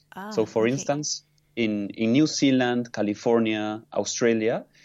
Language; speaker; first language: English; non-native, fluent; Spanish